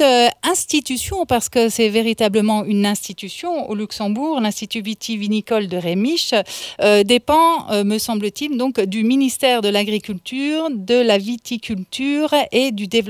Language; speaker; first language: French; native; French